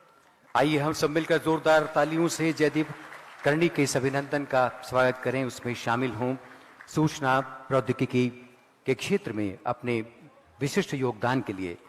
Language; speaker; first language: Hindi; native; Hindi